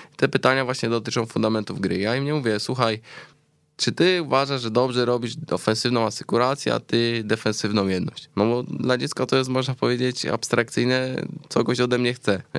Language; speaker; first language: Polish; native; Polish